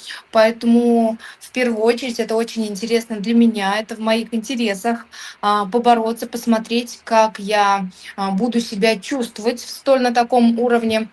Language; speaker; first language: Russian; native; Russian